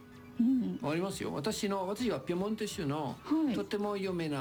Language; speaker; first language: Japanese; non-native, learner; Italian